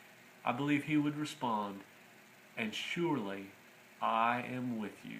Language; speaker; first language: English; native; English